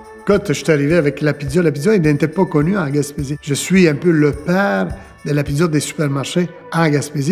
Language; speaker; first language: French; non-native, fluent; Italian